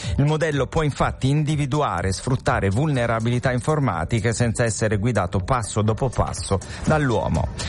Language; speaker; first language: Italian; native; Italian